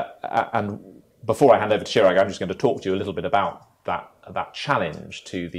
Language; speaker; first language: English; native; English